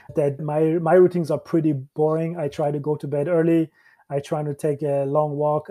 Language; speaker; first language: English; early bilingual, other home language; Persian